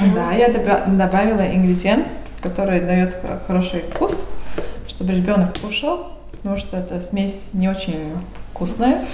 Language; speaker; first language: Russian; non-native, local second language; Latvian